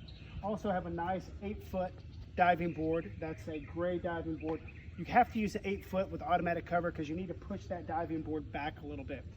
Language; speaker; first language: English; native; English